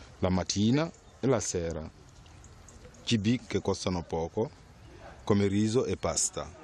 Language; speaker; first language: Italian; non-native, learner; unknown